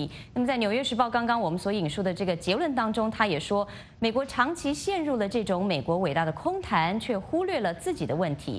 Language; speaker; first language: Chinese; native; Chinese